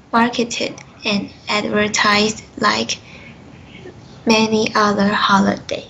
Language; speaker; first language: English; non-native, learner; Chinese